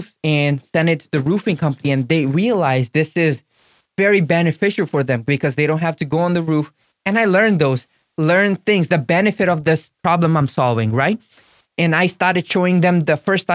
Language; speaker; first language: English; non-native, local second language; Gujarati